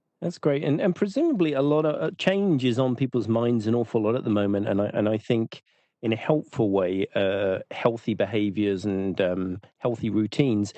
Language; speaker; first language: English; native; English